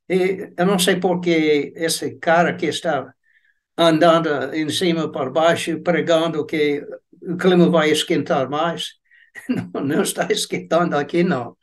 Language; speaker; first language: Portuguese; non-native, fluent; English